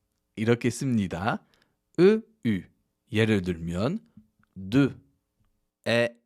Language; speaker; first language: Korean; non-native, fluent; French